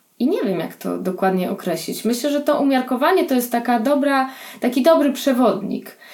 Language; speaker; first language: Polish; native; Polish